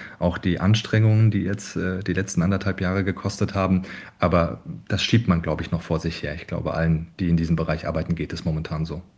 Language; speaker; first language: German; early bilingual, other home language; Turkish